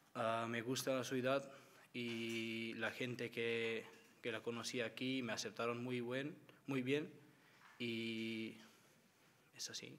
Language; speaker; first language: Spanish; non-native, learner; Macedonian